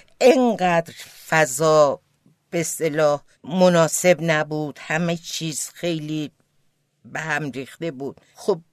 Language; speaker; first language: Persian; non-native, local second language; Azerbaijani